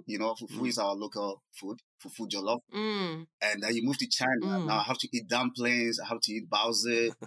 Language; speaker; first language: English; non-native, local second language; Akan